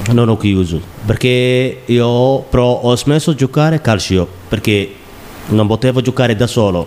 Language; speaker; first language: Italian; non-native, learner; Somali